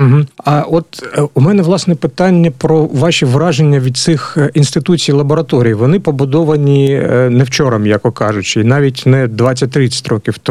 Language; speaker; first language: Ukrainian; native; Ukrainian